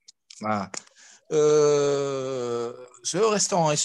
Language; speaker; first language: French; non-native, fluent; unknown